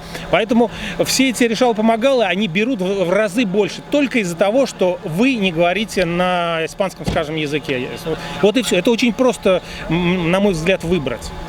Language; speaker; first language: Russian; native; Russian